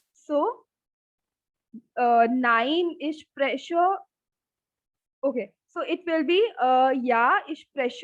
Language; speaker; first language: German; non-native, fluent; Hindi